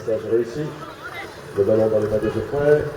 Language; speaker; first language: French; native; French